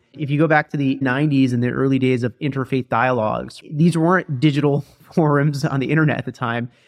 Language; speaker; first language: English; native; English